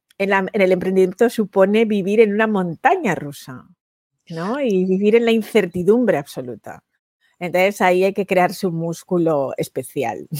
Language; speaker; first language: Spanish; native; Spanish